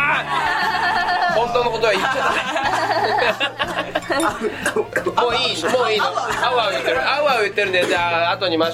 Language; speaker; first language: Japanese; native; Japanese